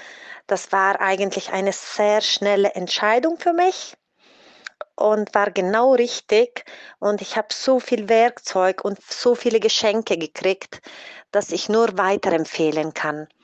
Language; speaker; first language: German; non-native, fluent; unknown